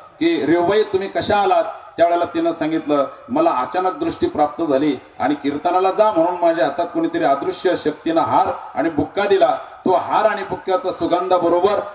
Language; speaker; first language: Marathi; native; Marathi